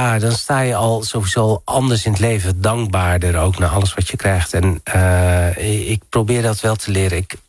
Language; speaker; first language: Dutch; early bilingual, other home language; Riffian